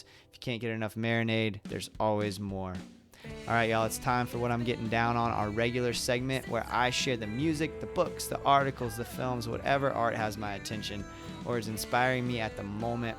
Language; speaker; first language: English; native; English